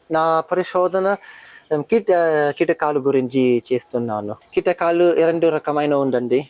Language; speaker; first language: Telugu; non-native, learner; French